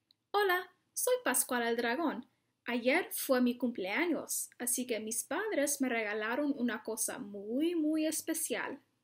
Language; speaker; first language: Spanish; non-native, fluent; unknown